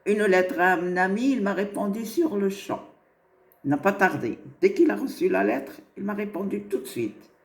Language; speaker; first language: French; non-native, local second language; Arabic